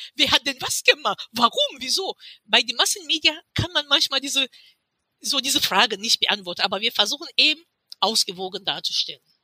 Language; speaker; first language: German; non-native, fluent; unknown